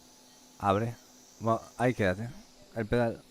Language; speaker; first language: Spanish; native; Spanish